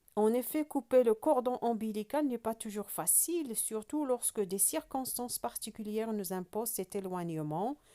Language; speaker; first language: French; non-native, local second language; Arabic